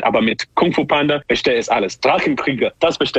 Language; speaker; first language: German; non-native, learner; English